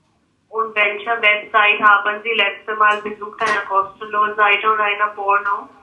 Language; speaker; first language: German; non-native, learner; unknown